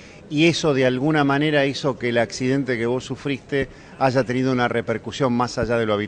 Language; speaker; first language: Spanish; native; Spanish